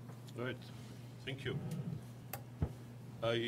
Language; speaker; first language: English; non-native, fluent; Arabic